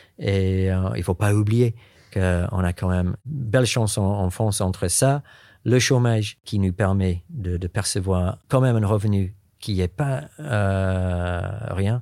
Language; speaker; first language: French; non-native, fluent; English